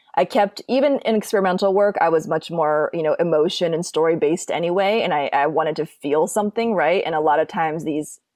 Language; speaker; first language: English; native; English